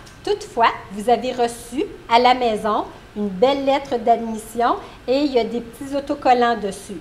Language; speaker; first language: French; native; French